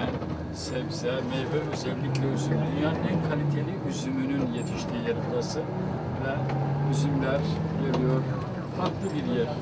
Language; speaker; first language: Turkish; native; Turkish